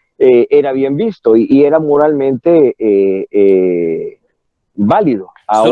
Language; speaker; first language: Spanish; native; Spanish